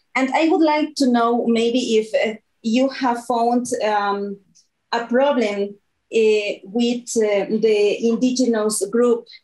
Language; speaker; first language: English; non-native, fluent; Spanish